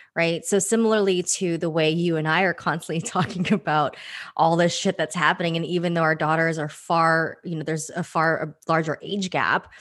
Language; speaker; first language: English; early bilingual, other home language; Filipino